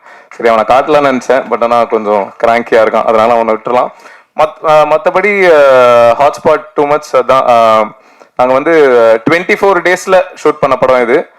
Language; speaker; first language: Tamil; native; Tamil